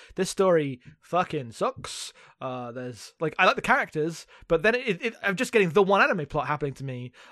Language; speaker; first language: English; native; English